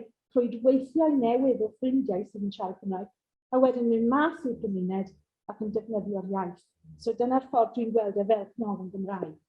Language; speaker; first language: Welsh; non-native, local second language; English